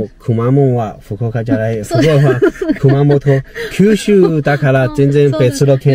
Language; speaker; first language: Japanese; non-native, learner; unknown